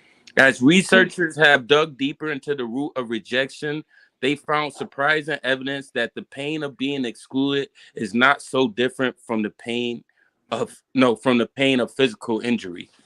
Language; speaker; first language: English; native; English